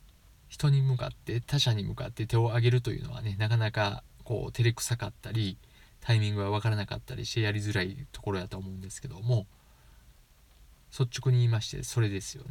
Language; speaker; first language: Japanese; native; Japanese